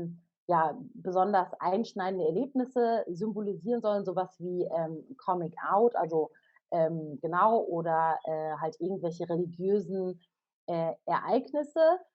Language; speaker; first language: German; native; German